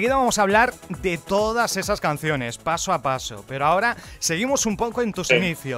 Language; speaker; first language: Spanish; native; Spanish